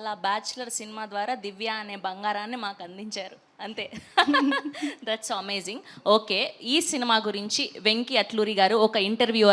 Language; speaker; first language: Telugu; native; Telugu